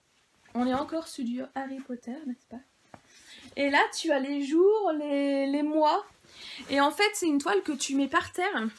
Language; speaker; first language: French; native; French